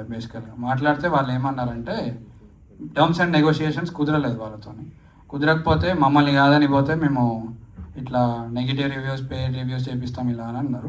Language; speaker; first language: Telugu; native; Telugu